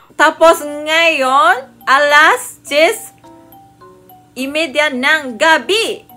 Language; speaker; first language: Filipino; non-native, learner; Japanese